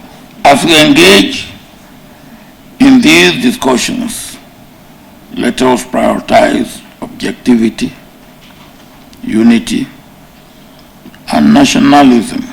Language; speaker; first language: English; non-native, local second language; Yoruba